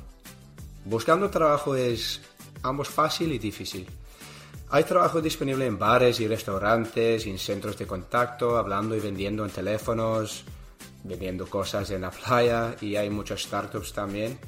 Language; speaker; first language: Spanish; non-native, learner; English